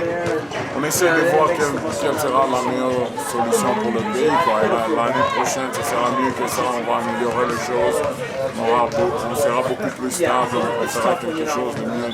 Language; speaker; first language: French; non-native, local second language; Swahili